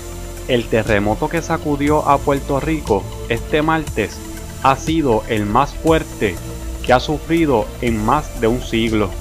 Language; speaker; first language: Spanish; native; Spanish